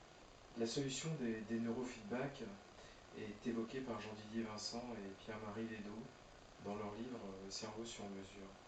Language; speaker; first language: French; native; French